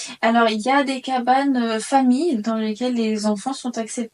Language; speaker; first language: French; native; French